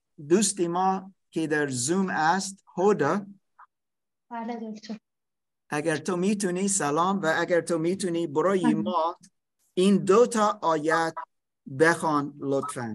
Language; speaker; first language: Persian; non-native, fluent; English